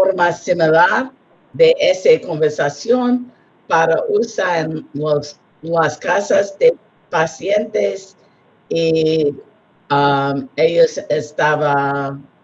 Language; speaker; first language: Spanish; non-native, learner; English